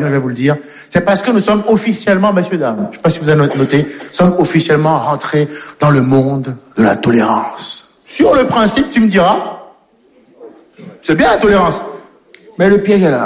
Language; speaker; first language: French; native; French